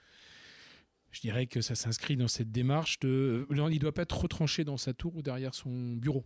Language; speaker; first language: French; native; French